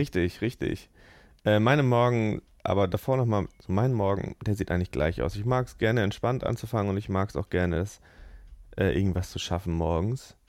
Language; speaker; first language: German; native; German